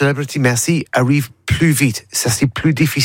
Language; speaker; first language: French; non-native, learner; English